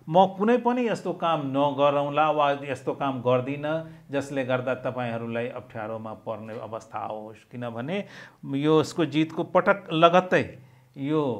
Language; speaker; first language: Nepali; non-native, local second language; Maithili